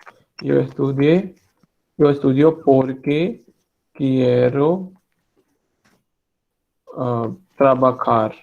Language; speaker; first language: Spanish; non-native, fluent; Hindi